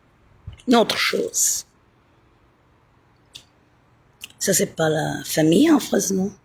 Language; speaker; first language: French; non-native, learner; Italian